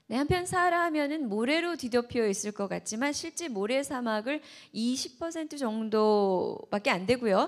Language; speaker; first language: Korean; native; Korean